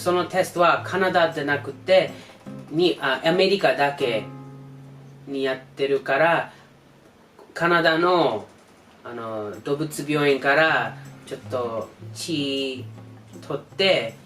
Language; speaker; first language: Japanese; non-native, learner; English